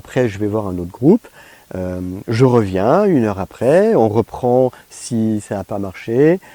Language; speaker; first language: French; native; French